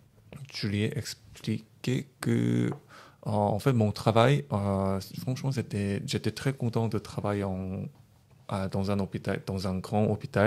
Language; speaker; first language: French; non-native, learner; Korean